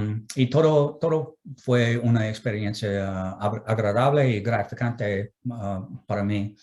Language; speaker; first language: Spanish; non-native, fluent; English